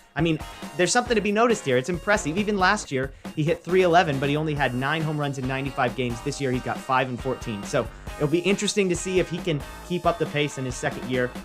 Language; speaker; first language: English; native; English